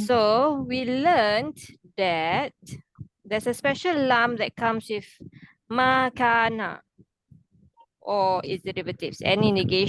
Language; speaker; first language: English; non-native, local second language; Malay